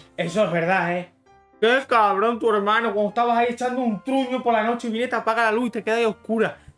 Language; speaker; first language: Spanish; native; Spanish